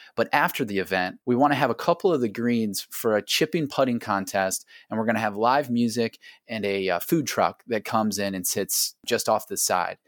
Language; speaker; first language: English; native; English